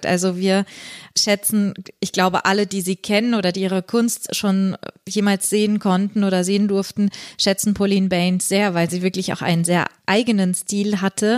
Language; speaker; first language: German; native; German